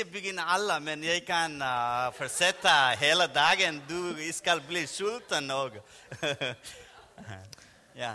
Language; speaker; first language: Norwegian; non-native, learner; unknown